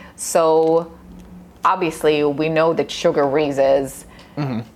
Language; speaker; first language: English; early bilingual, other home language; Russian